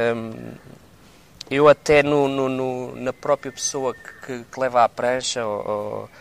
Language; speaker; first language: Portuguese; native; Portuguese